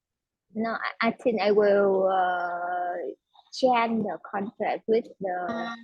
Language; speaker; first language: English; non-native, learner; Vietnamese